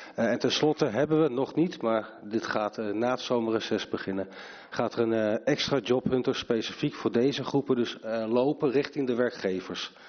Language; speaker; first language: Dutch; native; Dutch